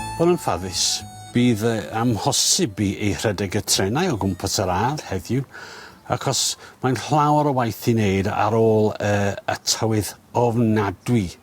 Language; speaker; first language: Welsh; non-native, learner; English